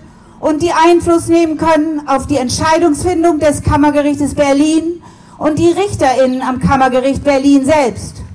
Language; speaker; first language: German; native; German